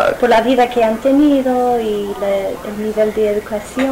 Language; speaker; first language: Spanish; non-native, fluent; English